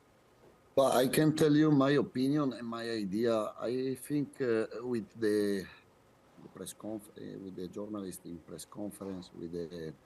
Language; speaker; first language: English; non-native, fluent; Italian